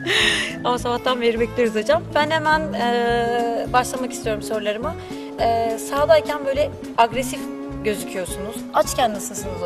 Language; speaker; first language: Turkish; native; Turkish